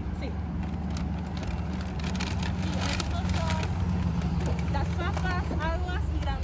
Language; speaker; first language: Spanish; early bilingual, heritage; Spanish